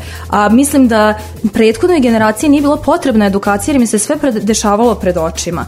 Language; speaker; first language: Serbian; native; Serbian